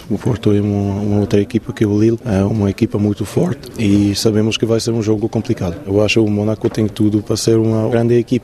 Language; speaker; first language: Portuguese; non-native, fluent; Swiss German